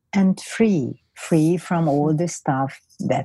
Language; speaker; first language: English; non-native, fluent; Hungarian